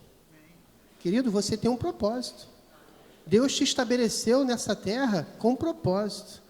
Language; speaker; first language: Portuguese; native; Portuguese